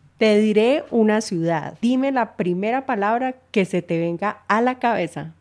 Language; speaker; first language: Spanish; native; Spanish